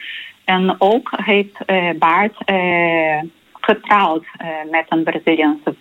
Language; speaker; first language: Dutch; non-native, fluent; Portuguese